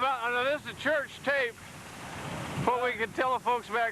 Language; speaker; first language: English; native; English